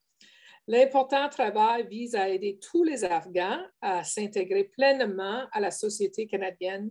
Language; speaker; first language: French; native; French